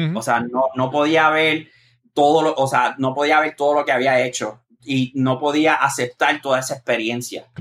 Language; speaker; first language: Spanish; native; Spanish